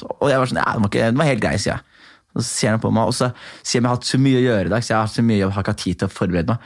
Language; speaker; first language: Norwegian; native; Norwegian